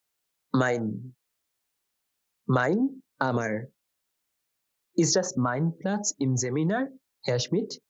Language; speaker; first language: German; non-native, fluent; Bangla